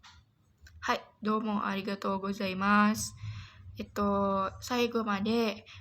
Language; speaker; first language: Japanese; non-native, learner; Indonesian